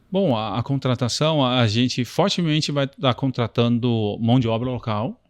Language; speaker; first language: Portuguese; non-native, fluent; Chinese